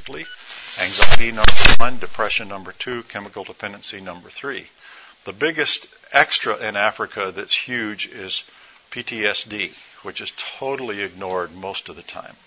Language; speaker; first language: English; native; English